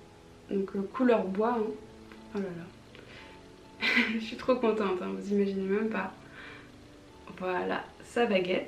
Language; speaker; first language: French; native; French